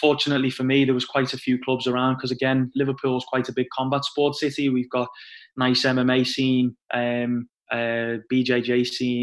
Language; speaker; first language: English; native; English